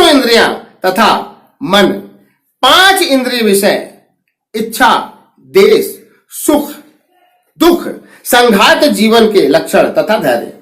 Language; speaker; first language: Hindi; native; Hindi